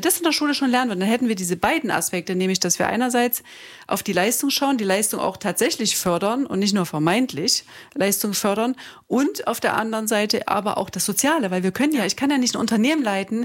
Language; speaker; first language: German; native; German